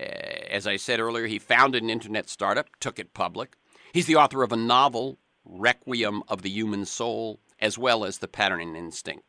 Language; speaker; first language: English; native; English